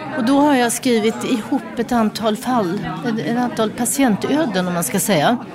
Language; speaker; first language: Swedish; native; Swedish